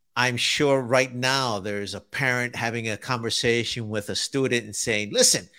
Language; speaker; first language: English; native; English